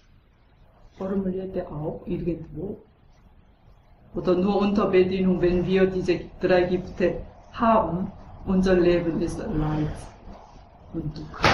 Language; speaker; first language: German; non-native, fluent; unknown